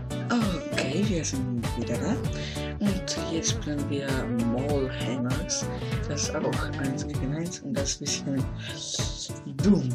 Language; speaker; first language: German; non-native, learner; Polish